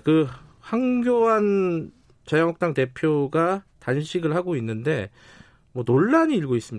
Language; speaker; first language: Korean; native; Korean